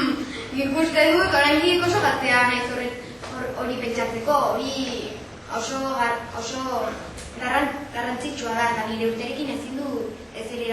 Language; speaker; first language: Basque; non-native, local second language; Spanish